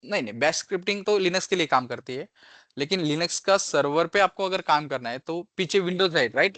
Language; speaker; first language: Hindi; non-native, local second language; Marathi